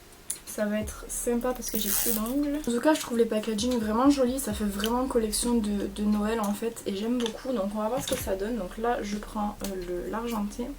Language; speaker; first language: French; native; French